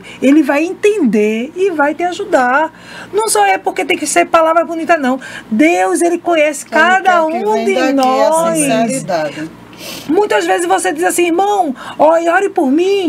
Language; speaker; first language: Portuguese; native; Portuguese